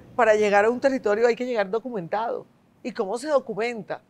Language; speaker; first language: Spanish; native; Spanish